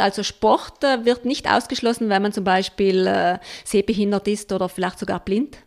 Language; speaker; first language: German; native; German